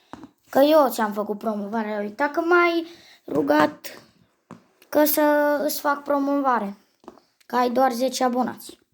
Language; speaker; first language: Romanian; native; Romanian